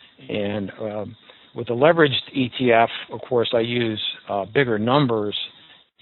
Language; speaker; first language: English; native; English